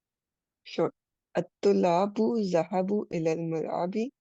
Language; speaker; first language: Arabic; non-native, learner; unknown